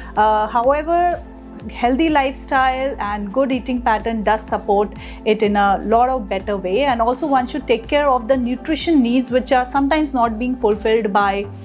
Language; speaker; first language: English; non-native, local second language; Hindi